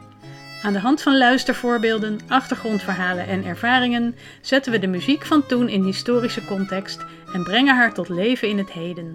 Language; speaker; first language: Dutch; native; Dutch